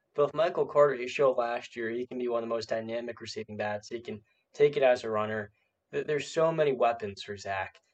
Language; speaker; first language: English; native; English